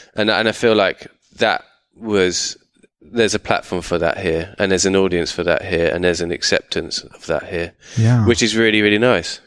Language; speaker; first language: English; native; English